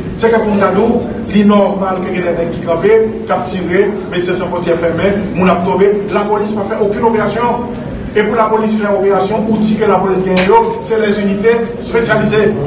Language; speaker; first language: French; non-native, local second language; Haitian Creole